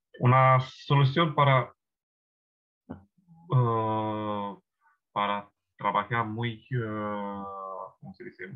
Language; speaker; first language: Spanish; non-native, learner; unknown